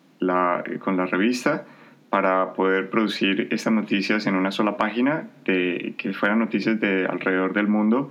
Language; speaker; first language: Spanish; native; Spanish